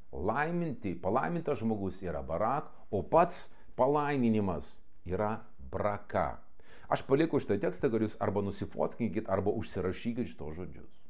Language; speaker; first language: Lithuanian; non-native, local second language; Russian